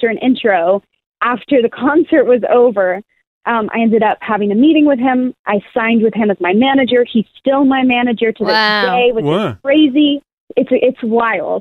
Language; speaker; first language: English; native; English